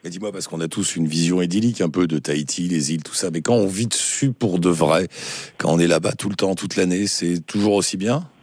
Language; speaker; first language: French; native; French